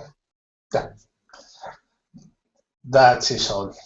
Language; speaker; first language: English; non-native, learner; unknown